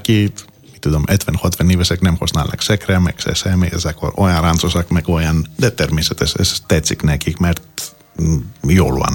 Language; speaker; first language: Hungarian; non-native, fluent; Greek